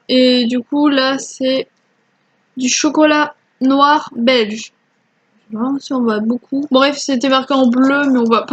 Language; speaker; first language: French; native; French